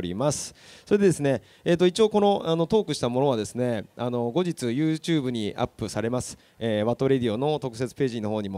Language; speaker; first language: Japanese; native; Japanese